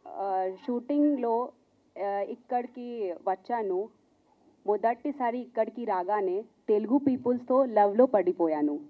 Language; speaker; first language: Telugu; non-native, learner; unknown